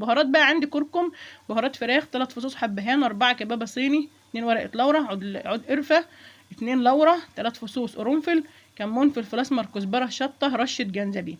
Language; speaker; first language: Arabic; native; Arabic